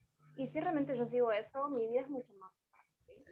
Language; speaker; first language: Spanish; native; Spanish